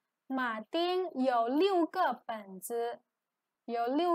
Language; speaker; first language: Chinese; non-native, fluent; Indonesian